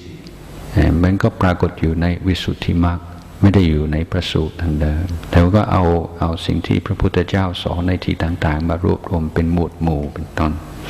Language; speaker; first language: Thai; non-native, fluent; English